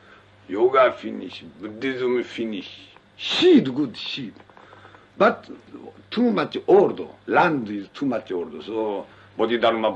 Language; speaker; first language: English; non-native, learner; Japanese